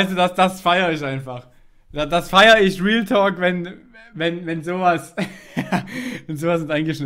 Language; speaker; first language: German; native; German